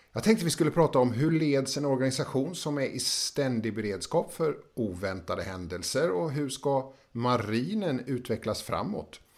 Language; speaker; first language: Swedish; native; Swedish